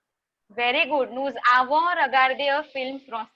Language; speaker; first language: French; non-native, fluent; Hindi